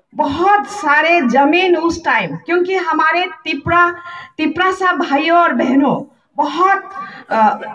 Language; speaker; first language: Hindi; non-native, local second language; Bodo